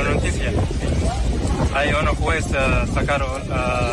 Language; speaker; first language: Spanish; non-native, learner; Arabic